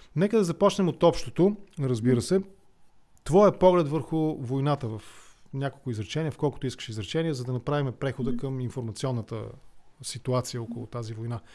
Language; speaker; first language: Bulgarian; native; Bulgarian